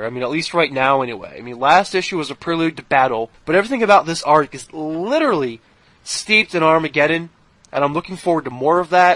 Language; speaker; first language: English; native; English